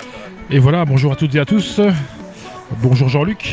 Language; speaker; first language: French; native; French